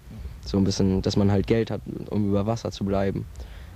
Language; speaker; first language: German; native; German